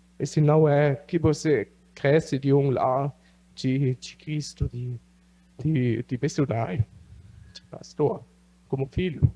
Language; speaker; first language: Portuguese; non-native, local second language; German